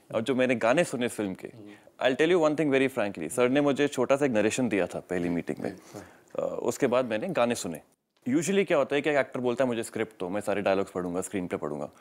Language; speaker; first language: Hindi; native; Hindi